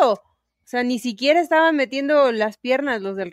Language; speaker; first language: Spanish; native; Spanish